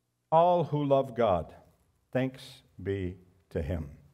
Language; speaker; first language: English; native; English